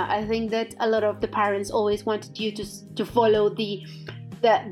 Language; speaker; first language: English; non-native, fluent; Spanish